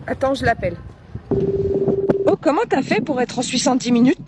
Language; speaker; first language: French; native; French